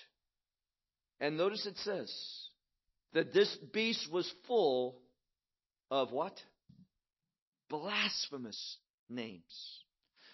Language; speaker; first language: English; native; English